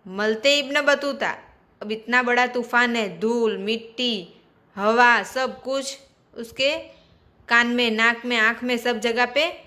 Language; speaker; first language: Hindi; non-native, local second language; Gujarati